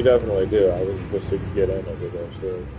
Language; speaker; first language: English; native; English